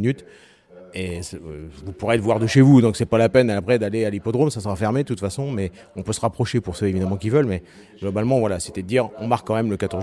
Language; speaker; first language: French; native; French